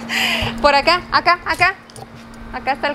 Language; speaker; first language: Spanish; early bilingual, heritage; Spanish